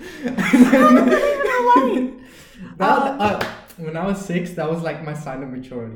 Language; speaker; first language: English; native; English